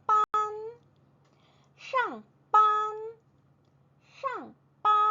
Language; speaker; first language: Chinese; non-native, fluent; Korean